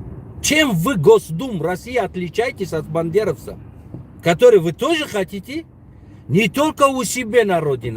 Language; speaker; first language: Russian; non-native, local second language; Tajik